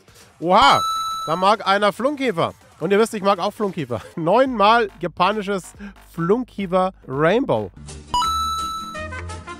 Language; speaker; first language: German; native; German